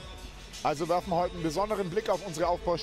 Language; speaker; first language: German; native; German